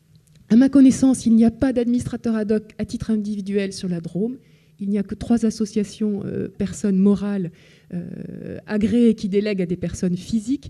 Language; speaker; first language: French; native; French